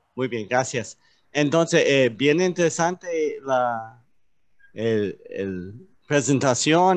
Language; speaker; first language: Spanish; non-native, learner; English